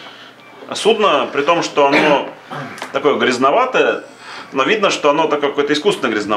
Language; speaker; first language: Russian; native; Russian